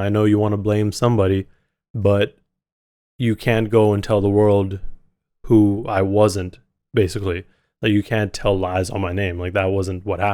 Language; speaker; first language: English; native; English